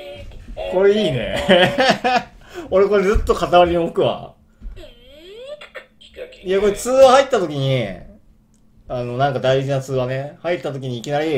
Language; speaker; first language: Japanese; native; Japanese